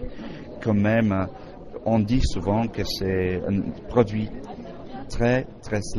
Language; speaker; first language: French; non-native, fluent; Slovenian